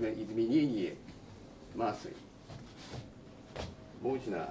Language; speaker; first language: Russian; non-native, learner; Japanese